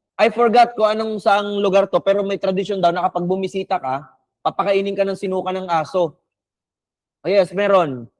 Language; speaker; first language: Filipino; non-native, local second language; Bikol